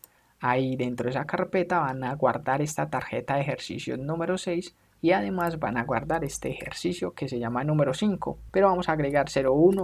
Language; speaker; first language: Spanish; native; Spanish